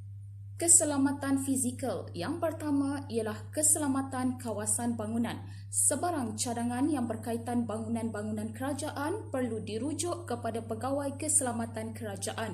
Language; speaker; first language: Malay; native; Malay